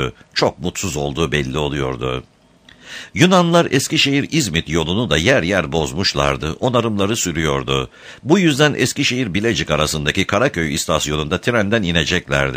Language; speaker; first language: Turkish; native; Turkish